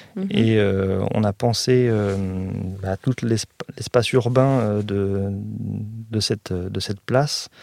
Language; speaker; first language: French; native; French